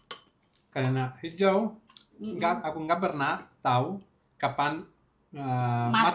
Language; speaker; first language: Indonesian; non-native, learner; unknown